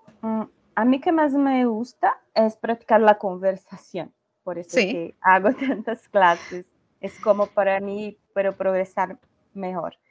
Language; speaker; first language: Spanish; non-native, learner; Portuguese